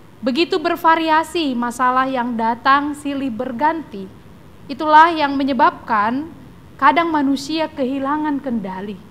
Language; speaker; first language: Indonesian; native; Indonesian